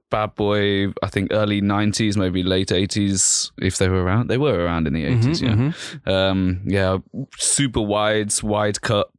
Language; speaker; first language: English; native; English